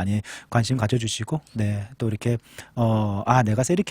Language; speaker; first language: Korean; native; Korean